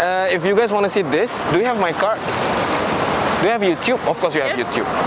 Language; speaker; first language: English; non-native, local second language; Malay